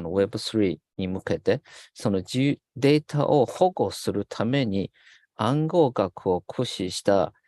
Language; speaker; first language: Japanese; non-native, fluent; Chinese